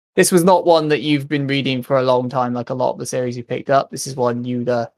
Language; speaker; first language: English; native; English